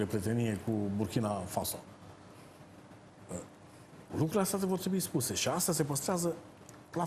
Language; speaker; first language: Romanian; native; Romanian